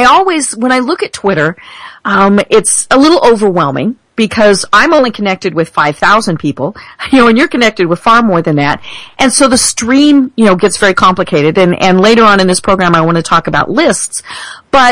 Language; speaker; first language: English; native; English